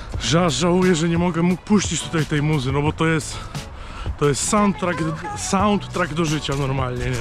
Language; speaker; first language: Polish; native; Polish